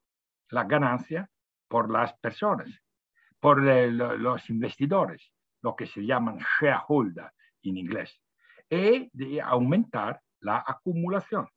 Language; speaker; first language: Spanish; non-native, fluent; Italian